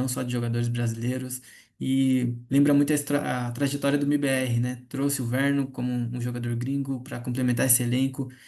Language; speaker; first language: Portuguese; native; Portuguese